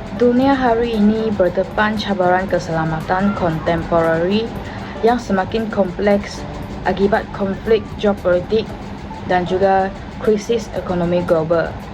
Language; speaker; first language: Malay; non-native, local second language; Chinese